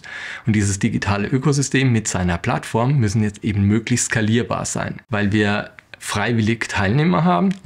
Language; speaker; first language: German; native; German